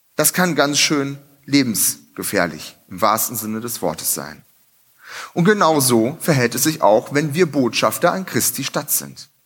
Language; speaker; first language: German; native; German